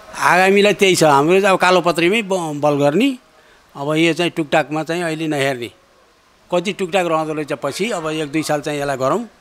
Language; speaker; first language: Nepali; native; Nepali